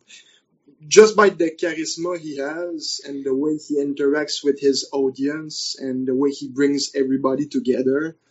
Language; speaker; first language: English; non-native, fluent; French